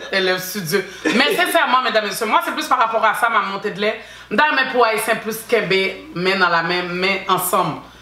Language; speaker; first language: French; early bilingual, other home language; Haitian Creole